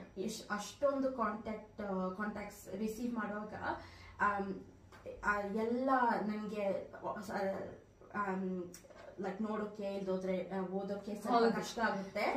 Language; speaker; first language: Kannada; early bilingual, heritage; Kannada